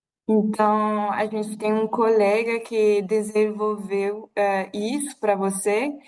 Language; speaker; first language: Portuguese; non-native, fluent; French